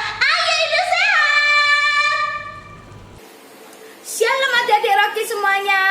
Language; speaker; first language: Indonesian; native; Indonesian